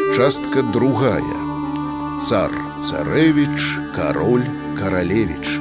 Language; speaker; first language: Belarusian; native; Belarusian